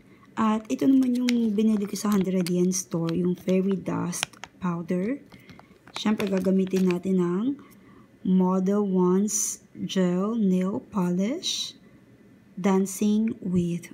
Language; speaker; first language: Filipino; native; Filipino